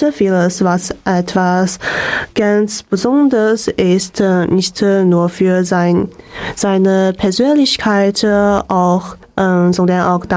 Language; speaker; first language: German; non-native, learner; Chinese